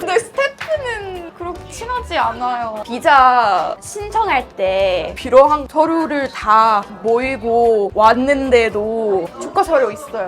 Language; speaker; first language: Korean; non-native, fluent; English